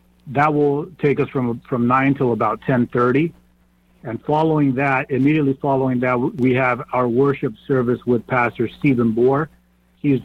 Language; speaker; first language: English; non-native, local second language; Spanish